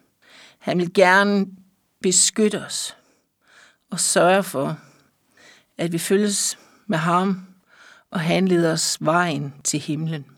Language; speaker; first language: Danish; native; Danish